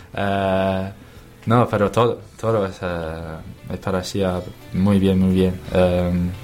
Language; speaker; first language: Spanish; non-native, learner; English